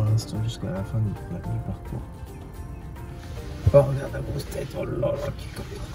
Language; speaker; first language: French; native; French